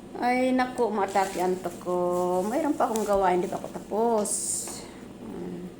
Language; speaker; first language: Filipino; non-native, local second language; Bikol